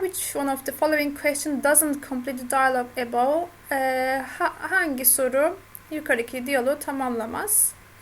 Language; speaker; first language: English; non-native, fluent; Turkish